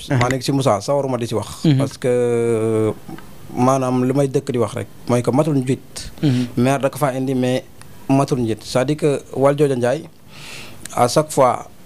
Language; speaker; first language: Wolof; native; Wolof